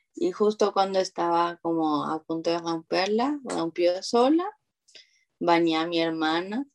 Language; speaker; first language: Spanish; native; Spanish